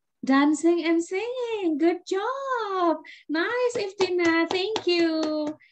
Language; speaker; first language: English; non-native, fluent; Indonesian